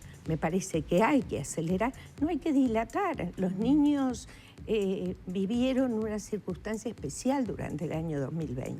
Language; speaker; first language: Spanish; native; Spanish